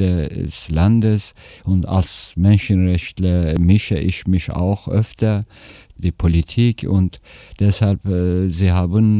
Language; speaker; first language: German; non-native, fluent; Turkish